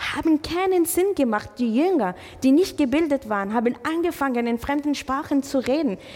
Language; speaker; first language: German; non-native, fluent; Arabic